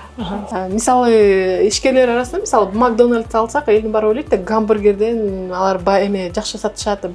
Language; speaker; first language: Kyrgyz; native; Kyrgyz